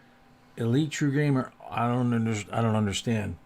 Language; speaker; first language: English; native; English